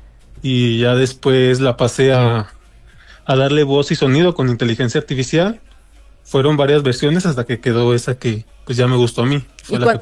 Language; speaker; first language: Spanish; native; Spanish